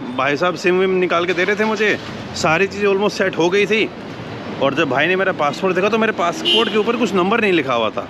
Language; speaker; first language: Hindi; native; Hindi